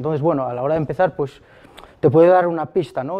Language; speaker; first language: Spanish; native; Spanish